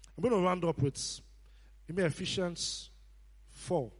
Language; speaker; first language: English; non-native, local second language; Nigerian Pidgin